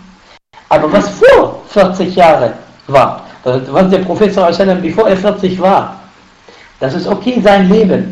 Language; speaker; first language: German; non-native, fluent; Arabic